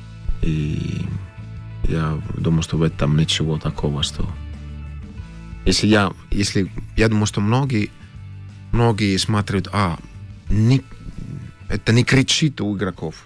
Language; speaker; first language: Russian; non-native, fluent; Finnish